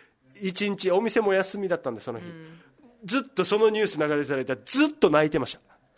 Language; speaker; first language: Japanese; native; Japanese